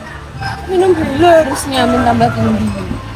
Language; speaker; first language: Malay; non-native, local second language; Javanese